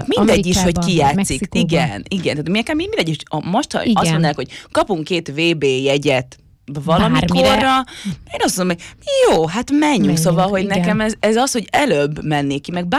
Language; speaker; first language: Hungarian; native; Hungarian